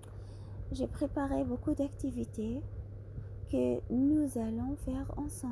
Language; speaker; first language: French; non-native, fluent; Arabic